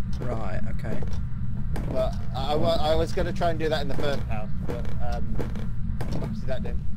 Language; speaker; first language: English; native; English